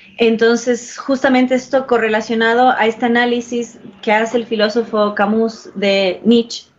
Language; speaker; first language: Spanish; early bilingual, heritage; English